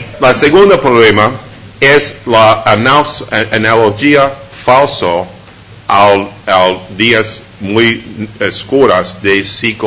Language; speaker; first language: Spanish; non-native, fluent; English